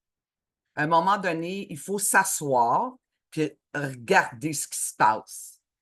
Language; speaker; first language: French; native; French